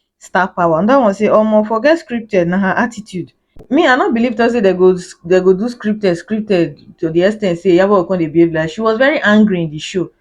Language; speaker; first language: Nigerian Pidgin; native; Nigerian Pidgin